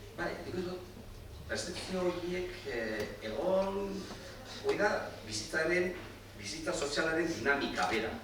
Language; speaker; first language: Basque; non-native, local second language; Spanish